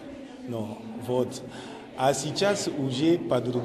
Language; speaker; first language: Russian; non-native, learner; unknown